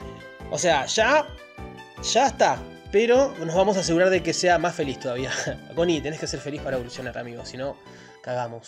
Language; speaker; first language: Spanish; native; Spanish